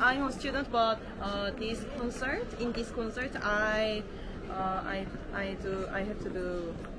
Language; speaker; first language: English; non-native, learner; Korean